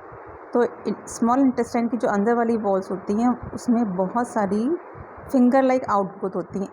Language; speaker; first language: Hindi; native; Hindi